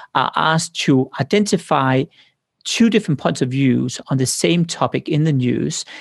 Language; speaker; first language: English; non-native, fluent; Danish